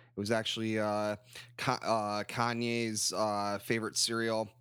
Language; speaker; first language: English; native; English